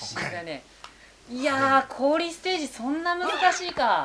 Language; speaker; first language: Japanese; native; Japanese